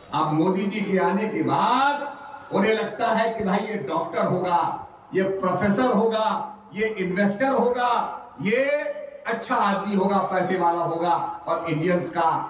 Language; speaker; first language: Hindi; native; Hindi